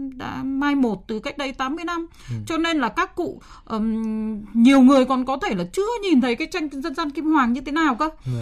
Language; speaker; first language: Vietnamese; native; Vietnamese